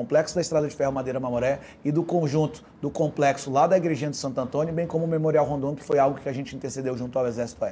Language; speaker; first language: Portuguese; native; Portuguese